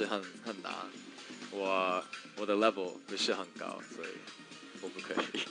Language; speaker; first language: Chinese; non-native, learner; English